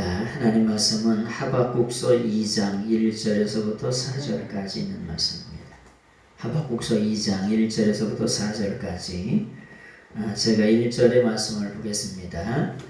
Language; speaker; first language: Korean; native; Korean